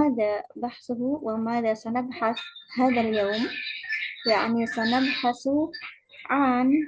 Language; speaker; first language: Arabic; non-native, learner; Indonesian